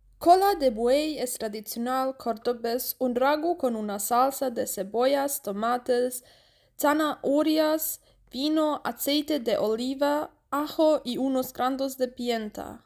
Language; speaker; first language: Spanish; non-native, learner; German